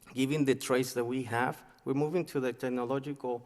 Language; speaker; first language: English; non-native, fluent; Spanish